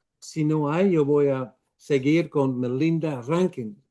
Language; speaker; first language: Spanish; non-native, fluent; English